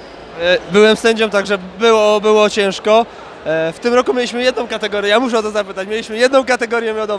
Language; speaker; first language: Polish; native; Polish